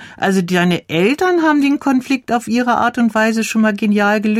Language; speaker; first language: German; native; German